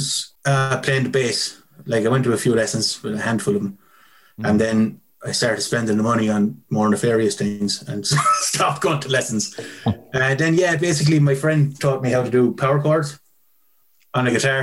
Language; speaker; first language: English; native; English